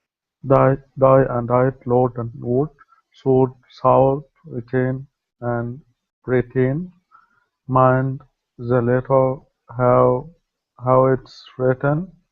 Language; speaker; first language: English; non-native, learner; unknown